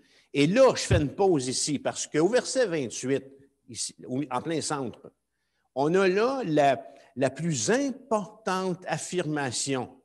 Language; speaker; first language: French; native; French